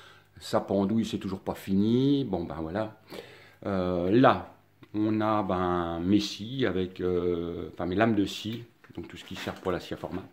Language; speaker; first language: French; native; French